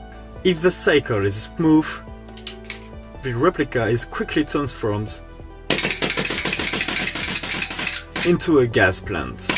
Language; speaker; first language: English; non-native, fluent; French